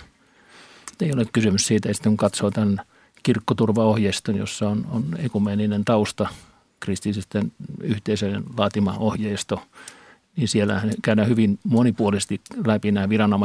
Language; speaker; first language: Finnish; native; Finnish